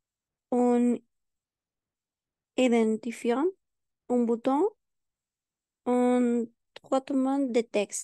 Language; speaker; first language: French; non-native, learner; Spanish